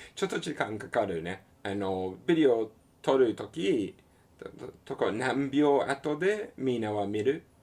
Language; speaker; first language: Japanese; non-native, learner; English